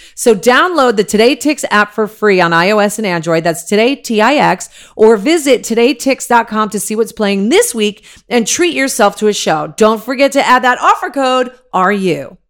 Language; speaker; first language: English; native; English